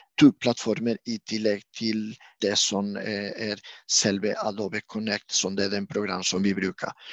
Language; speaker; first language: Norwegian; non-native, fluent; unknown